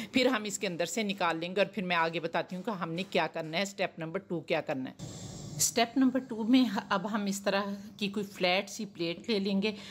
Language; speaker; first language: Hindi; native; Hindi